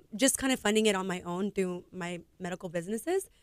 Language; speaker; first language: English; native; English